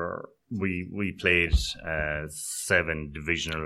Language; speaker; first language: English; native; English